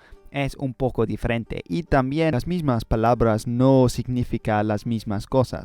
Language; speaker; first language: Spanish; non-native, learner; English